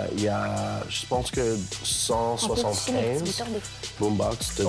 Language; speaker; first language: French; non-native, local second language; English